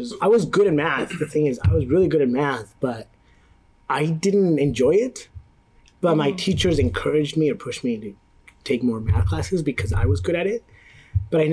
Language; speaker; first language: English; native; English